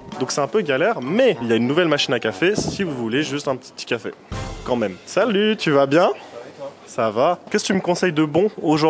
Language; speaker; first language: French; native; French